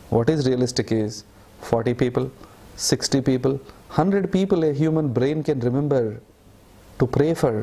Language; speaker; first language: English; non-native, local second language; Telugu